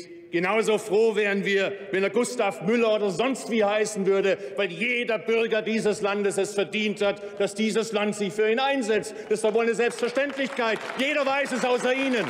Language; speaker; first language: German; early bilingual, other home language; Turkish